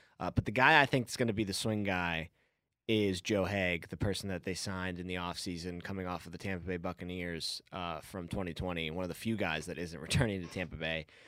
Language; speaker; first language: English; native; English